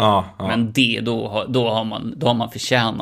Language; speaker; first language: Swedish; native; Swedish